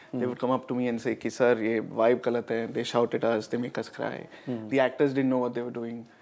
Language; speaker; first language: Hindi; native; Hindi